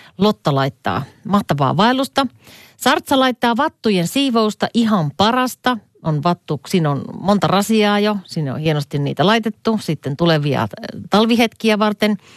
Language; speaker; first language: Finnish; native; Finnish